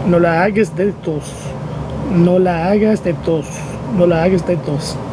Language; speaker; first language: Spanish; non-native, learner; English